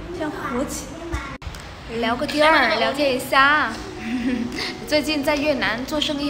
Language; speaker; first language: Chinese; non-native, fluent; Vietnamese